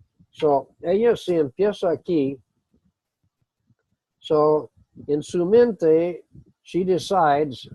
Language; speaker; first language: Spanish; non-native, fluent; English